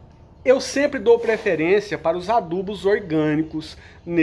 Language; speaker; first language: Portuguese; native; Portuguese